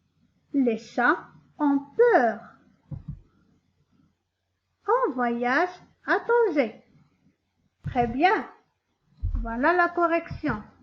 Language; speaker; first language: French; non-native, local second language; Arabic